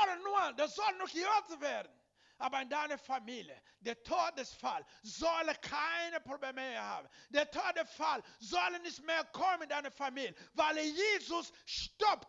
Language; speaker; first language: German; non-native, learner; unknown